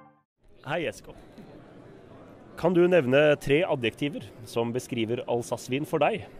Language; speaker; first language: Norwegian; native; Norwegian